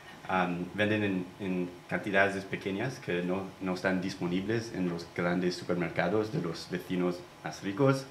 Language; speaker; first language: Spanish; non-native, fluent; English